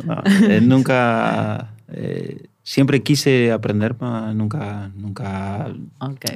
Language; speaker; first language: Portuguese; non-native, learner; Spanish